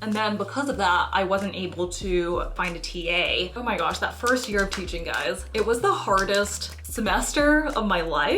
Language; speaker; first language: English; early bilingual, other home language; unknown